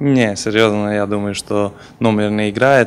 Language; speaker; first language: Russian; non-native, fluent; Serbian